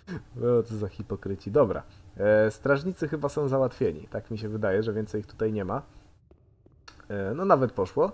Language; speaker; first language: Polish; native; Polish